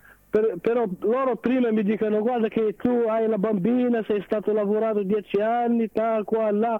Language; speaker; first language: Italian; non-native, learner; Arabic